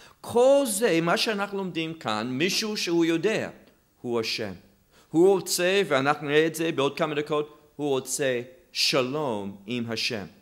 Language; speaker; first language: Hebrew; non-native, fluent; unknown